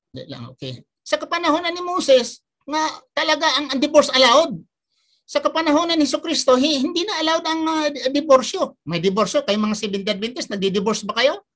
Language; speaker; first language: Filipino; native; Filipino